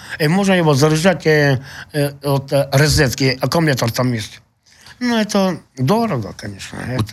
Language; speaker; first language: Russian; non-native, local second language; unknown